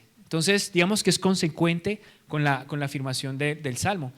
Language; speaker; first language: Spanish; native; Spanish